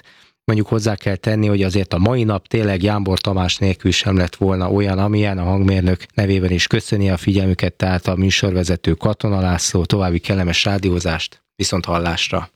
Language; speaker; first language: Hungarian; native; Hungarian